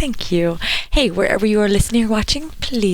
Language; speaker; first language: English; native; English